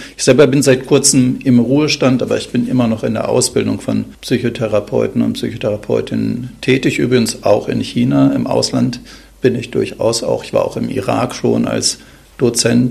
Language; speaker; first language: German; native; German